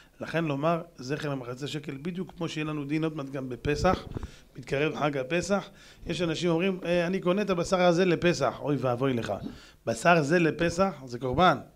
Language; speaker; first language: Hebrew; native; Hebrew